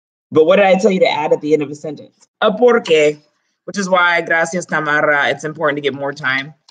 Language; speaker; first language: English; early bilingual, other home language; Spanish